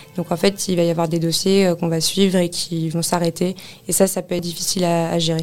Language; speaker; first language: French; native; French